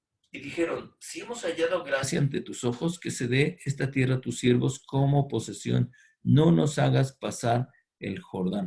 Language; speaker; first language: Spanish; native; Spanish